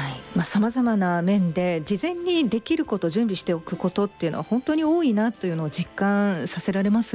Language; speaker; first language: Japanese; native; Japanese